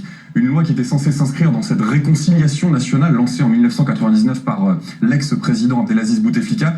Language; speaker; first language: French; native; French